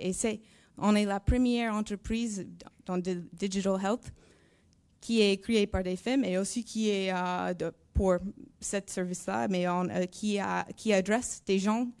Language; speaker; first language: French; non-native, learner; English